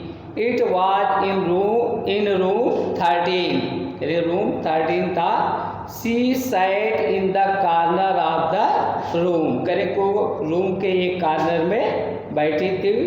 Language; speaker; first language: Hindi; native; Hindi